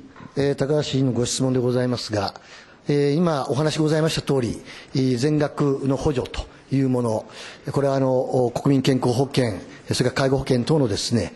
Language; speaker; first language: Japanese; native; Japanese